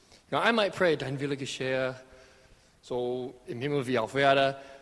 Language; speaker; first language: German; non-native, learner; English